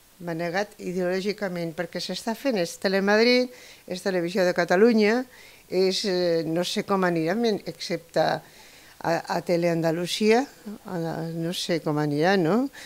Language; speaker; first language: Catalan; non-native, local second language; Spanish